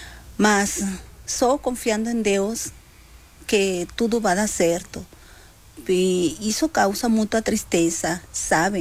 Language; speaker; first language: Portuguese; non-native, fluent; Spanish